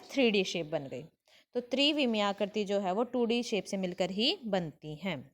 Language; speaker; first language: Hindi; native; Hindi